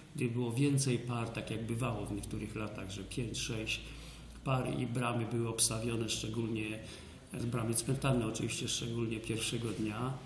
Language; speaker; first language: Polish; native; Polish